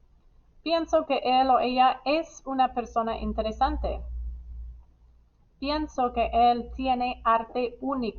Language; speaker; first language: Spanish; non-native, fluent; English